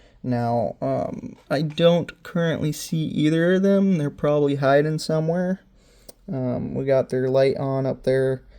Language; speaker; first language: English; native; English